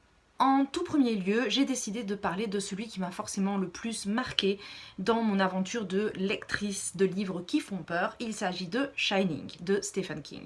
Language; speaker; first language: French; native; French